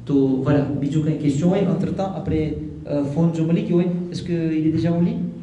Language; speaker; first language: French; non-native, local second language; Gujarati